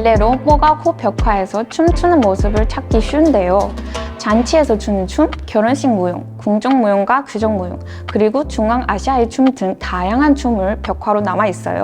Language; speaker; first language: Korean; non-native, fluent; Chinese